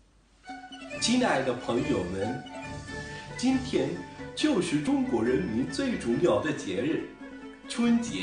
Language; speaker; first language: Chinese; non-native, fluent; Arabic